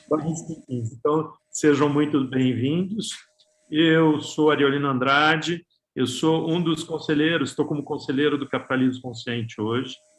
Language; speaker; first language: Portuguese; native; Portuguese